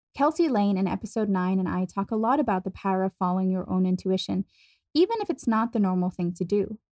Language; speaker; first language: English; non-native, fluent; German